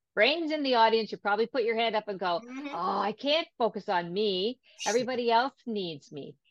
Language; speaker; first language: English; native; English